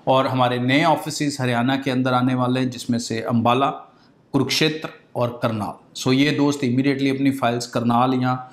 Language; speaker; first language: Hindi; non-native, local second language; Punjabi